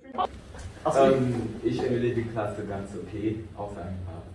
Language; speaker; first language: German; non-native, learner; Hausa